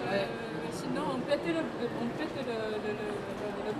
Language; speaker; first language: French; non-native, fluent; Japanese